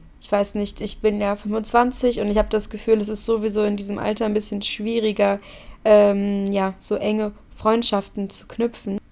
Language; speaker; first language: German; native; German